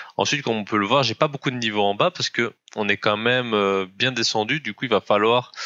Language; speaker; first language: French; native; French